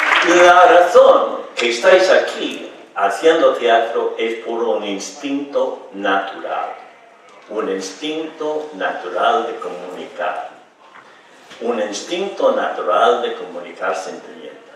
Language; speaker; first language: Spanish; non-native, fluent; English